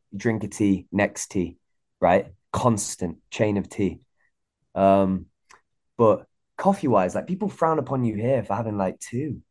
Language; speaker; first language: English; native; English